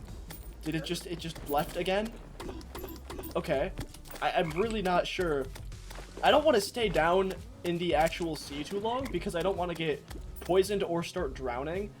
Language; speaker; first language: English; native; English